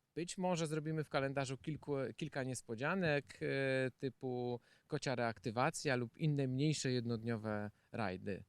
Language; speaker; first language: Polish; native; Polish